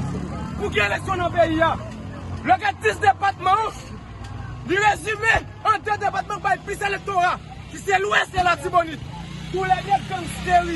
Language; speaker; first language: Haitian Creole; native; Haitian Creole